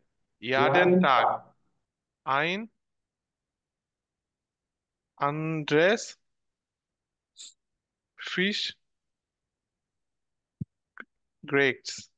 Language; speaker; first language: German; non-native, learner; Bangla